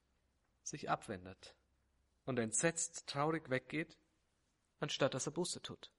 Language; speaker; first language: German; native; German